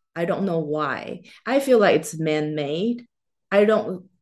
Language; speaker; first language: English; non-native, fluent; Chinese